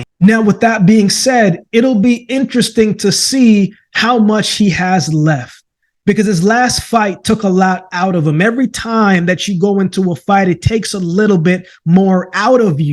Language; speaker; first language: English; native; English